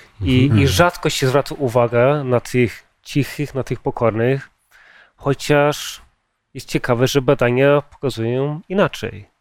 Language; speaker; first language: Polish; early bilingual, heritage; Polish